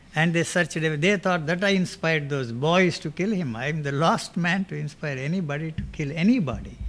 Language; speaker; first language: English; non-native, local second language; Telugu